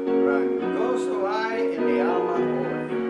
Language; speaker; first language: Spanish; non-native, fluent; English